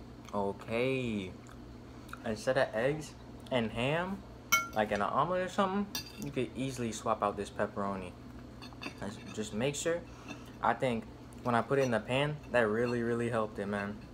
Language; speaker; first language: English; native; English